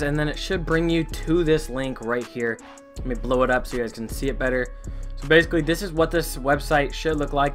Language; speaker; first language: English; native; English